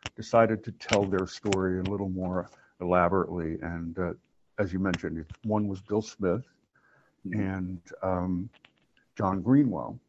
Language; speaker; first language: English; native; English